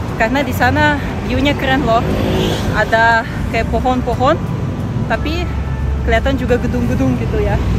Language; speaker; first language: Indonesian; non-native, fluent; Russian